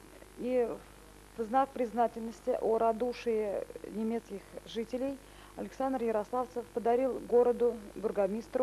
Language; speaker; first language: Russian; native; Russian